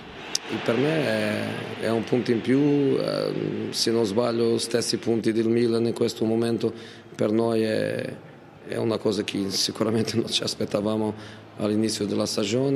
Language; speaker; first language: Italian; non-native, fluent; Portuguese